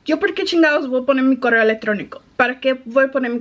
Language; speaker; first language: Spanish; early bilingual, heritage; Spanish